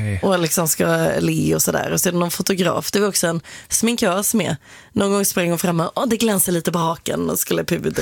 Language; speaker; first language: Swedish; native; Swedish